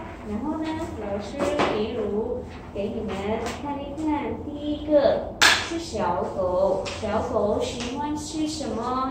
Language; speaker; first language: Chinese; non-native, fluent; Khmer